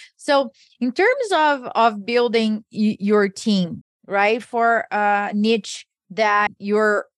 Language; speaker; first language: English; early bilingual, other home language; Portuguese